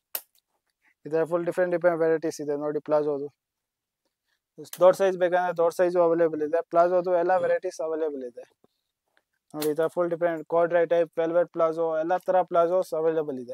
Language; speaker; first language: Kannada; non-native, local second language; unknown